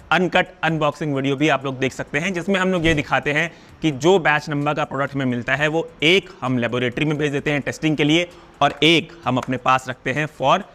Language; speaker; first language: Hindi; non-native, local second language; Punjabi